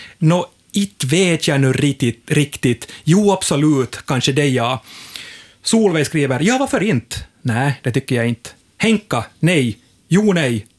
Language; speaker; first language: Swedish; native; Swedish